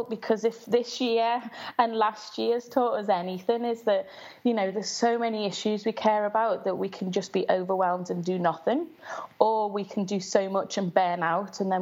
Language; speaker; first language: English; native; English